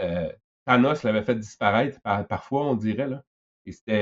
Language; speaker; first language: French; native; French